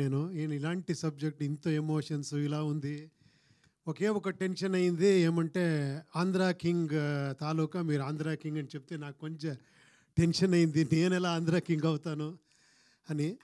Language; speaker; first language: Telugu; non-native, fluent; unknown